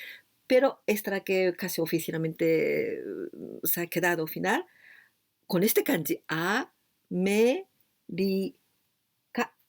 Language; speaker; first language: Spanish; non-native, fluent; Japanese